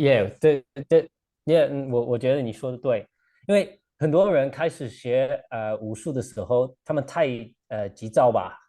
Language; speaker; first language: Chinese; non-native, fluent; English